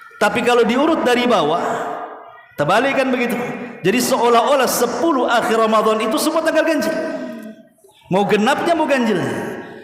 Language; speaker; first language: Malay; native; Malay